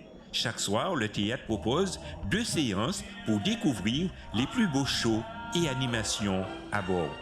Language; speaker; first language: French; native; French